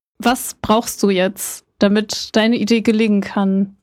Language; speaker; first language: German; native; German